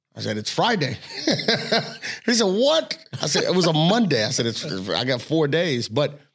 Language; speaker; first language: English; native; English